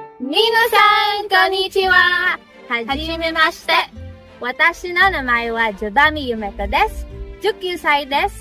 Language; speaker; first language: Japanese; non-native, learner; Filipino